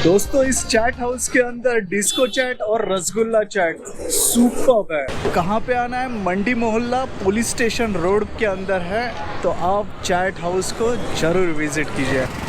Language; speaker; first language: Hindi; native; Hindi